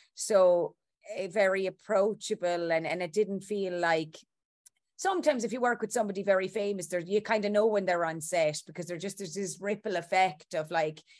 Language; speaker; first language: English; native; English